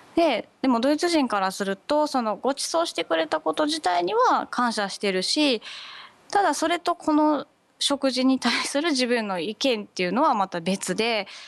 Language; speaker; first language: Japanese; native; Japanese